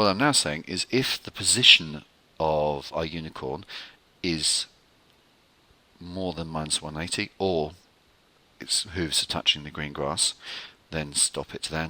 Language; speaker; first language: English; native; English